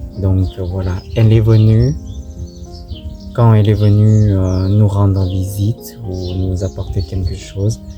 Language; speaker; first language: French; non-native, fluent; Thai